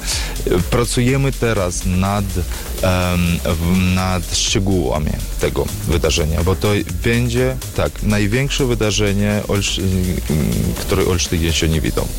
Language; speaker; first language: Polish; non-native, learner; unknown